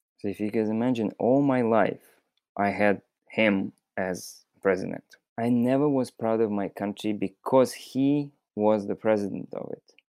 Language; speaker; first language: English; non-native, fluent; Russian